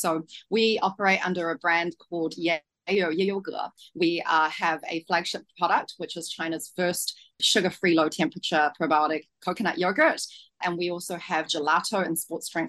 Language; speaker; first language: English; native; English